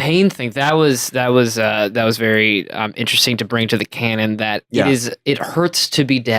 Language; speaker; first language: English; native; English